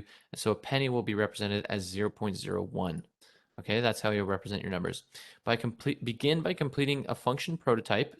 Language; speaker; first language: English; native; English